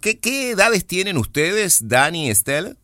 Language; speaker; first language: Spanish; native; Spanish